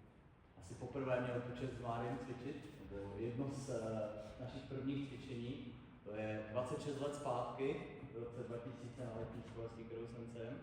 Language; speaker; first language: Czech; native; Czech